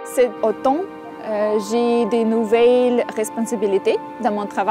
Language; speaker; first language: French; non-native, learner; Russian